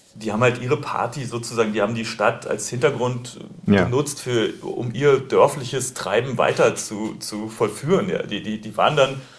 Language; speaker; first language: German; native; German